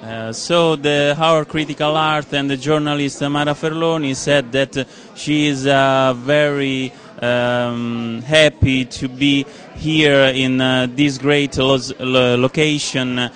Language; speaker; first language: English; non-native, fluent; Italian